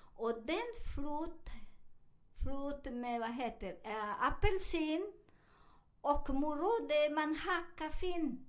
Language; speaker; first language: Swedish; non-native, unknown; Spanish